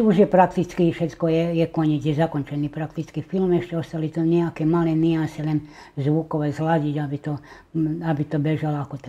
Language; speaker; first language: Slovak; native; Slovak